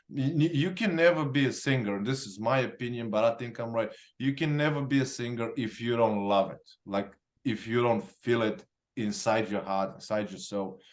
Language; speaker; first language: English; non-native, fluent; Bulgarian